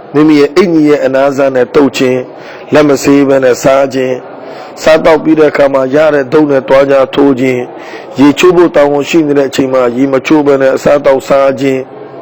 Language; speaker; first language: Burmese; native; Burmese